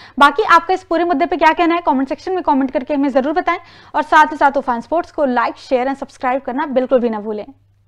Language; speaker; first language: Hindi; native; Hindi